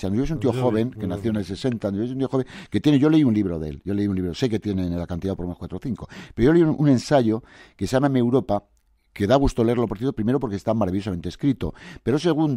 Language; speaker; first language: Spanish; native; Spanish